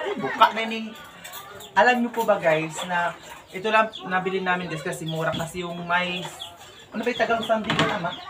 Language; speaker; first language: Filipino; non-native, local second language; Cebuano